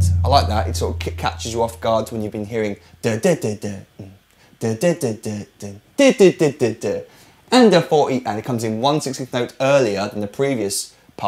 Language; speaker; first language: English; native; English